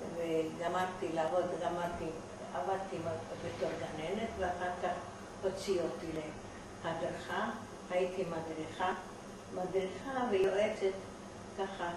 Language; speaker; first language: Hebrew; non-native, fluent; German